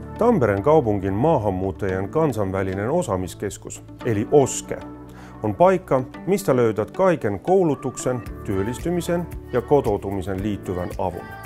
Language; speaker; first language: Finnish; non-native, fluent; Persian